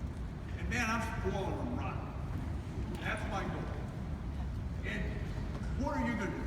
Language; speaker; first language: English; native; English